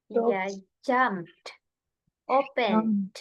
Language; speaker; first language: English; non-native, fluent; Indonesian